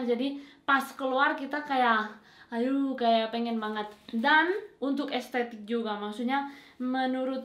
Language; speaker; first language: Indonesian; non-native, fluent; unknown